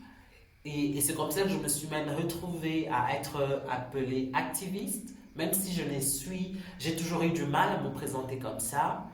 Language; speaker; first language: French; non-native, local second language; Swahili